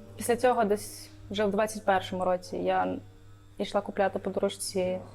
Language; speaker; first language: Ukrainian; non-native, local second language; Romanian